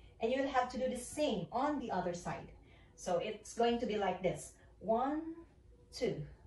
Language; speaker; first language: English; non-native, local second language; Filipino